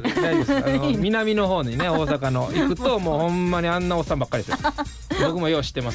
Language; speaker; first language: Japanese; native; Japanese